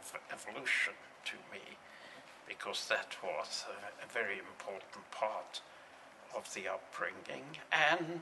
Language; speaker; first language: English; native; English